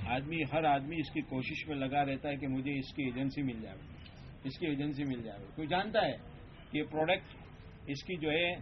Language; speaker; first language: Urdu; native; Urdu